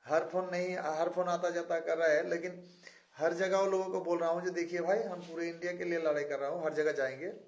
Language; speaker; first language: Hindi; non-native, local second language; Bangla